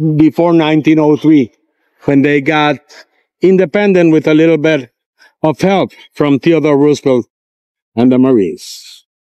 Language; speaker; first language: English; non-native, fluent; Spanish